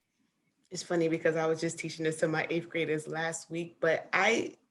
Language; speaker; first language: English; native; English